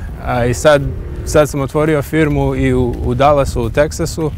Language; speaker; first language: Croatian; early bilingual, heritage; English